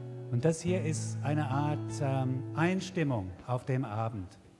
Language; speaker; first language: German; non-native, fluent; English